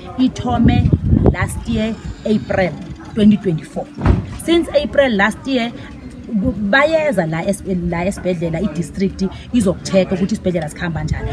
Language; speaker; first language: Zulu; non-native, local second language; South Ndebele